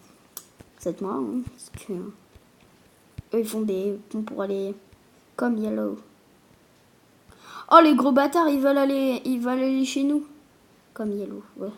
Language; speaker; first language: French; native; French